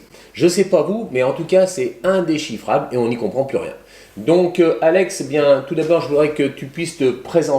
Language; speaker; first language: French; native; French